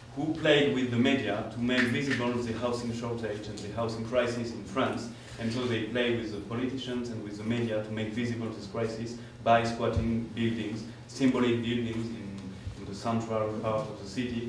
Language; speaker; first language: English; non-native, fluent; French